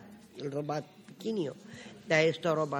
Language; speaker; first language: Spanish; non-native, learner; Romany